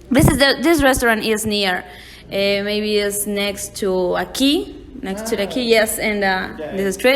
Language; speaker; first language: English; non-native, learner; Spanish